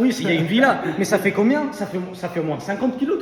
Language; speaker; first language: French; native; French